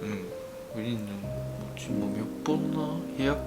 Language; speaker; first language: Korean; non-native, learner; Japanese